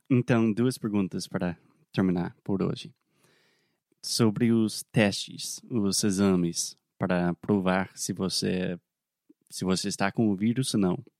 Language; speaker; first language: Portuguese; non-native, fluent; English